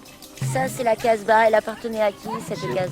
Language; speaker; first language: French; native; French